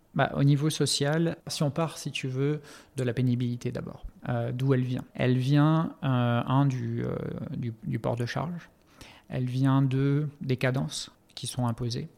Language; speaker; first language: French; native; French